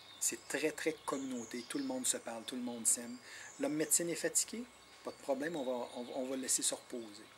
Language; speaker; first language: French; non-native, local second language; Innu-aimun